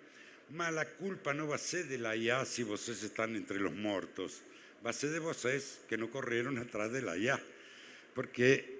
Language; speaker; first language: Portuguese; non-native, fluent; Spanish